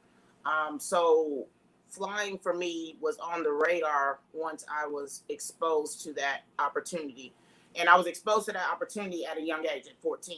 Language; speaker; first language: English; native; English